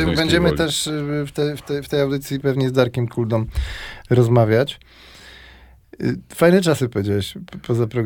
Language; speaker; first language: Polish; native; Polish